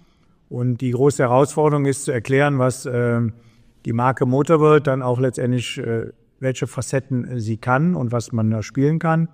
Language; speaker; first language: German; native; German